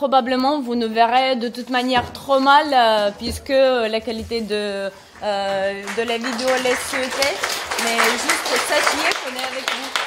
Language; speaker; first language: French; non-native, fluent; Russian